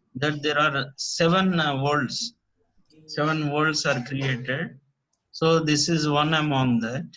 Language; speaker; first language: English; non-native, local second language; Telugu